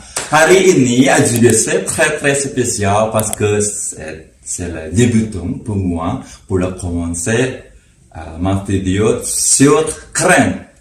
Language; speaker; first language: French; non-native, learner; Indonesian